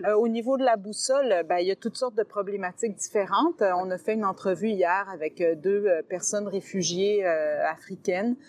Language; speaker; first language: French; native; French